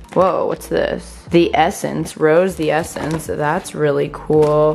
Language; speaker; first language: English; native; English